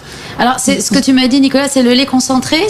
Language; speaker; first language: French; native; French